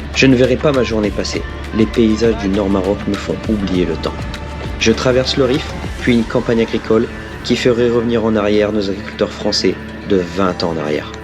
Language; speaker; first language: French; native; French